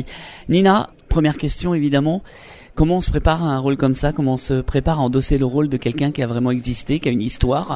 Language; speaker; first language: French; native; French